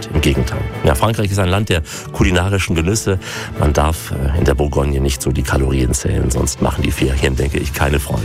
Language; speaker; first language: German; native; German